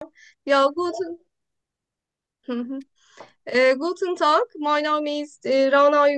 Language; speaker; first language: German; non-native, learner; Turkish